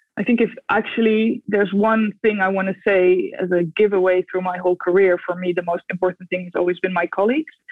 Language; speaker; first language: English; non-native, fluent; Dutch